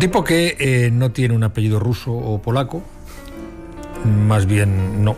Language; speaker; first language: Spanish; native; Spanish